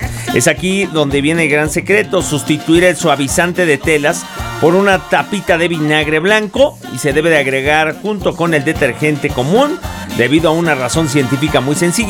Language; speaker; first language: Spanish; native; Spanish